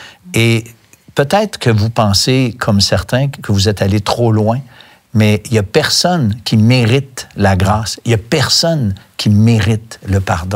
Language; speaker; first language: French; native; French